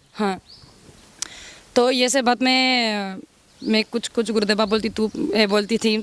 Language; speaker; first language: Hindi; non-native, learner; Spanish